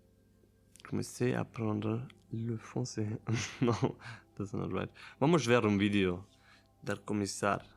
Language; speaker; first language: Portuguese; non-native, learner; German